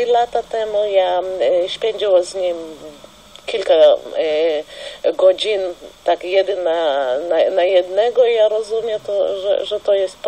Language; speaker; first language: Polish; non-native, fluent; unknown